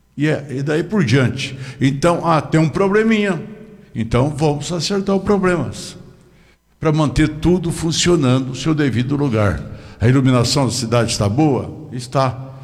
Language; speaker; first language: Portuguese; native; Portuguese